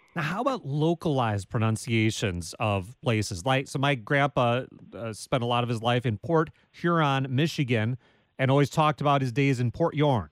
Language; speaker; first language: English; native; English